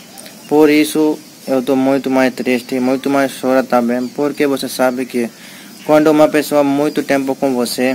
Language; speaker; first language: Portuguese; non-native, learner; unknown